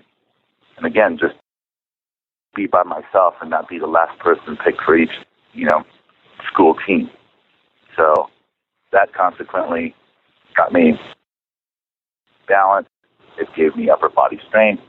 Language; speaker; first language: English; early bilingual, other home language; Czech